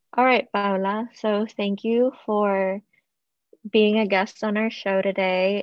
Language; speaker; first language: English; early bilingual, other home language; Spanish